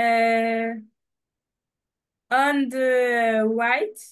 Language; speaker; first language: English; non-native, learner; French